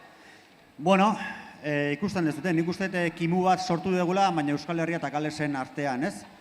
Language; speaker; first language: Basque; native; Basque